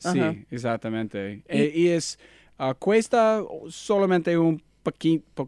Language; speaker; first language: Spanish; non-native, learner; English